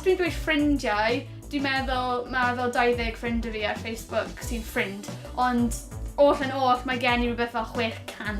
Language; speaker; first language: Welsh; native; Welsh